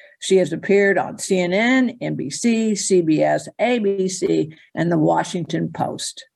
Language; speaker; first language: English; native; English